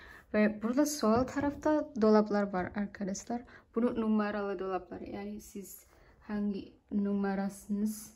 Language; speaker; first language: Turkish; non-native, learner; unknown